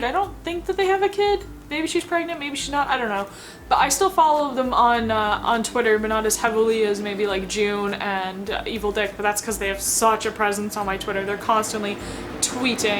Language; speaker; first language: English; native; English